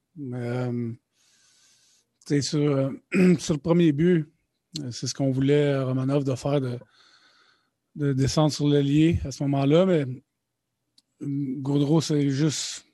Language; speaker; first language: French; native; French